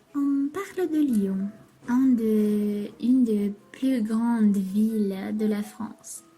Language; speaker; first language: French; non-native, learner; Romanian